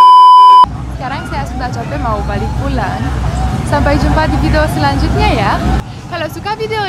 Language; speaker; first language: Indonesian; non-native, learner; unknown